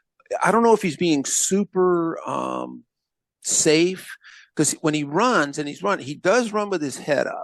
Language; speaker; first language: English; native; English